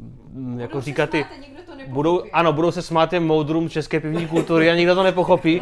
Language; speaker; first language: Czech; native; Czech